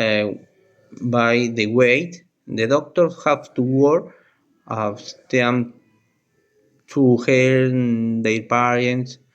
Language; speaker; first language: English; non-native, learner; Spanish